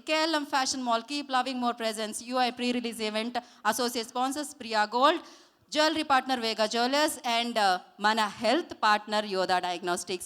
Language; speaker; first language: Telugu; native; Telugu